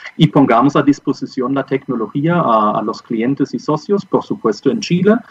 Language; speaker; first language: Spanish; non-native, fluent; German